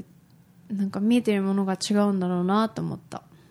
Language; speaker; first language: Japanese; native; Japanese